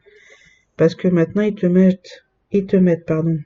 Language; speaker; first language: French; native; French